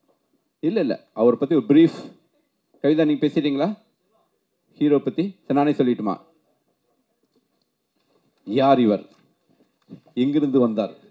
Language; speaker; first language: Tamil; native; Tamil